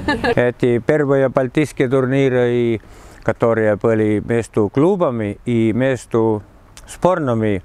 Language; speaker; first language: Russian; non-native, learner; Estonian